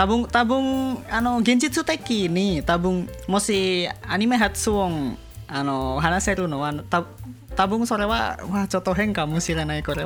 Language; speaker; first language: Japanese; non-native, learner; Indonesian